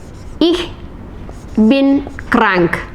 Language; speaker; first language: German; non-native, fluent; Malayalam